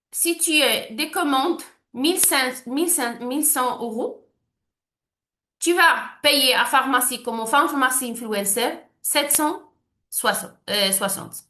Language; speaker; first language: French; non-native, learner; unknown